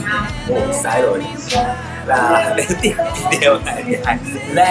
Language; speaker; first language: Vietnamese; non-native, fluent; Japanese